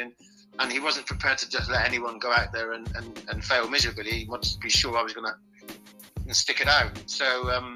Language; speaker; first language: English; native; English